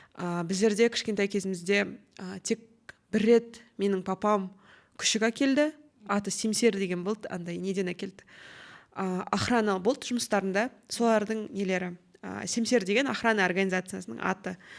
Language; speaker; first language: Kazakh; native; Kazakh